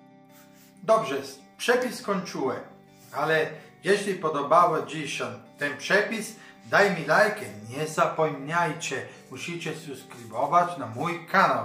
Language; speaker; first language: Polish; non-native, learner; Italian